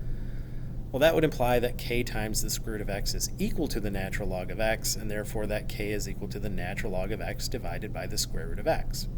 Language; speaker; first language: English; native; English